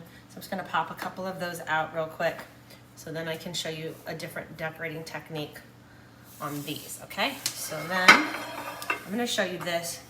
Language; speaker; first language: English; native; English